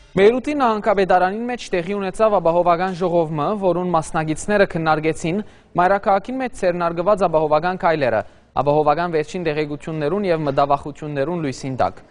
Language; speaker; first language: Armenian; early bilingual, heritage; Armenian